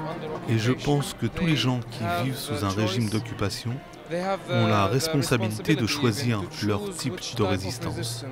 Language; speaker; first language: French; non-native, fluent; Arabic